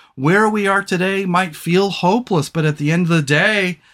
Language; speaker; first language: English; native; English